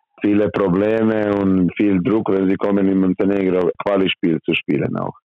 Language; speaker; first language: German; non-native, learner; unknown